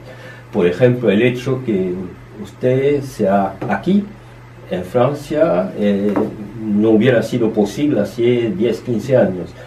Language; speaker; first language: Spanish; non-native, fluent; French